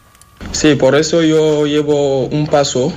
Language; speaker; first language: Spanish; non-native, fluent; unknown